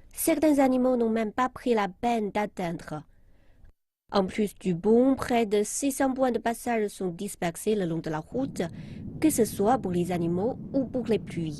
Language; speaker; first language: French; non-native, fluent; Chinese